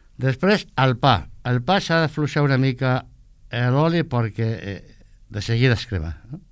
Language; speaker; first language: Catalan; non-native, local second language; Spanish